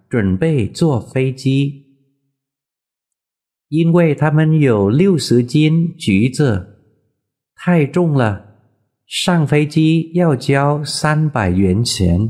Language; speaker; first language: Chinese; non-native, fluent; Vietnamese